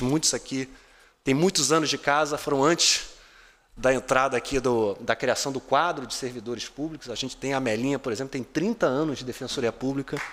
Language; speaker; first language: Portuguese; native; Portuguese